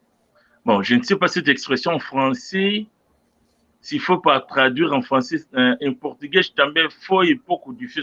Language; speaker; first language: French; non-native, local second language; Luba-Lulua